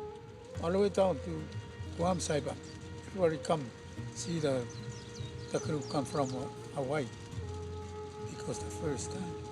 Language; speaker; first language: English; non-native, learner; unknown